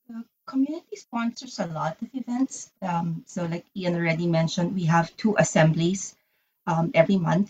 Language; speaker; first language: English; non-native, local second language; Filipino